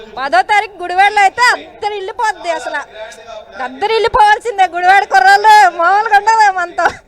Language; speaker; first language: Telugu; native; Telugu